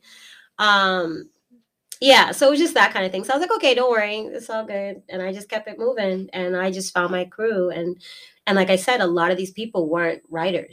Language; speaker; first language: English; native; English